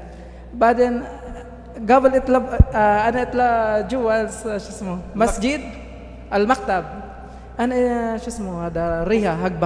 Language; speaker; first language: Arabic; non-native, learner; Filipino